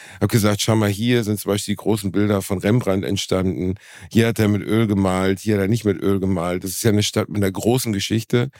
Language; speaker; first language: German; native; German